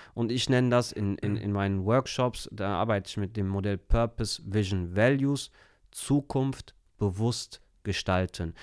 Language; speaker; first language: German; early bilingual, other home language; Turkish